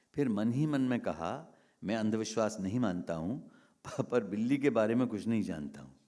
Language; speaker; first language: Hindi; native; Hindi